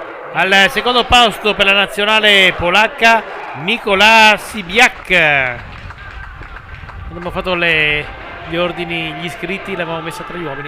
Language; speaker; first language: Italian; native; Italian